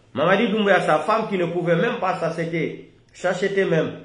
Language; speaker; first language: French; non-native, local second language; Fula